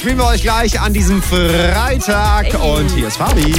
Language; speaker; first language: German; native; German